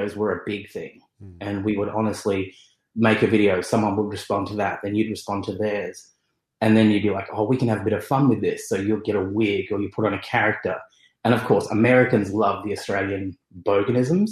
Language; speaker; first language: English; native; English